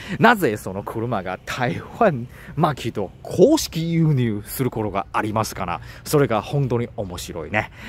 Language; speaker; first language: Japanese; non-native, learner; Chinese